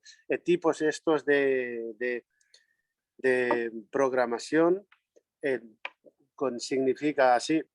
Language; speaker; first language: Spanish; non-native, learner; Nepali